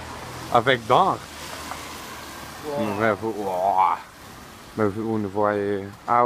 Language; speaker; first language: French; non-native, learner; Dutch